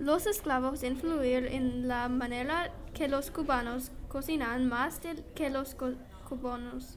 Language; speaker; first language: Spanish; non-native, learner; English